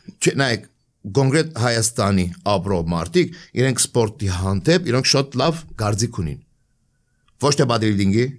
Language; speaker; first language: Armenian; early bilingual, heritage; Armenian